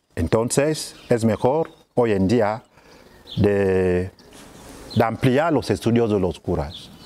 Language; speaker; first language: Spanish; non-native, fluent; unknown